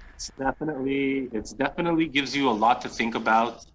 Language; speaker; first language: English; native; English